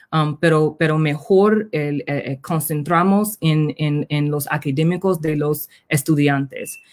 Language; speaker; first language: Spanish; early bilingual, heritage; Spanish